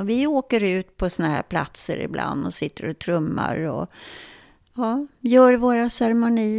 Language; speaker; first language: Swedish; early bilingual, other home language; German